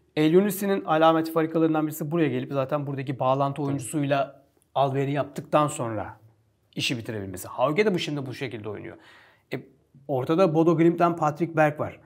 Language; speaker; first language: Turkish; native; Turkish